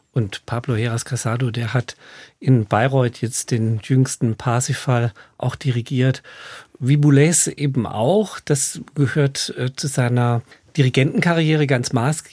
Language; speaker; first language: German; native; German